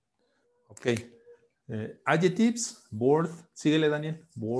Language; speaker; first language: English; non-native, fluent; Spanish